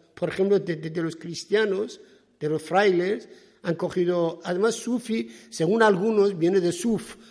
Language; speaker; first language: Spanish; non-native, fluent; Persian